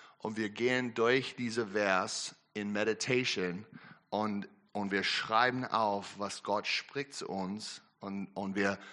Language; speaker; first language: German; non-native, learner; English